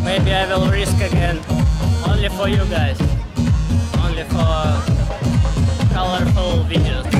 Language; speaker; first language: English; non-native, learner; Russian